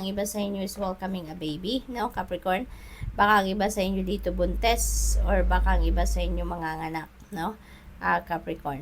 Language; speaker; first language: Filipino; native; Filipino